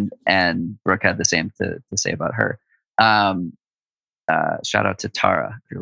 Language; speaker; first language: English; native; English